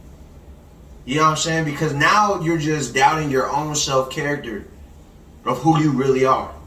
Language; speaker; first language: English; native; English